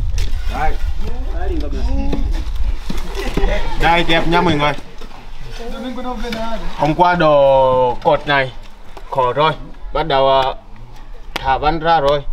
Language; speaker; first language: Vietnamese; non-native, learner; Portuguese